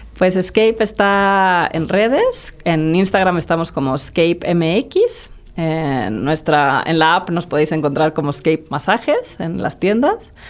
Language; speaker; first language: Spanish; early bilingual, other home language; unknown